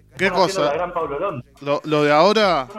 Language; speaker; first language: Spanish; native; Spanish